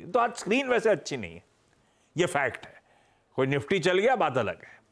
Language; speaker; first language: Hindi; native; Hindi